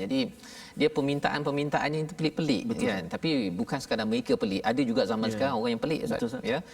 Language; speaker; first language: Malay; native; Malay